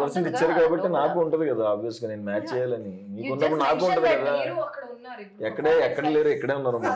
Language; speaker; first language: Telugu; native; Telugu